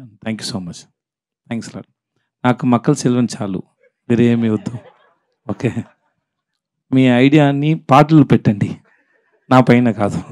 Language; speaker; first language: Telugu; non-native, local second language; Tamil